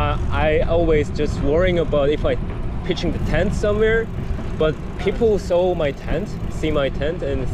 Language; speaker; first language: English; non-native, learner; Korean